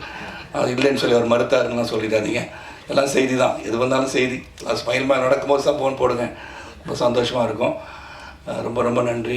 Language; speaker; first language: Tamil; native; Tamil